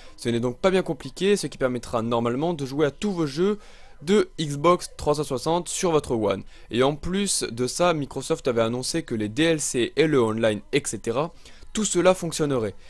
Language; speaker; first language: French; native; French